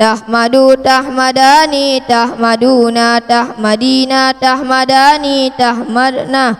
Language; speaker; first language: Arabic; non-native, learner; Achinese